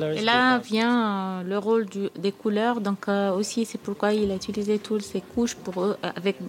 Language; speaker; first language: French; non-native, fluent; Arabic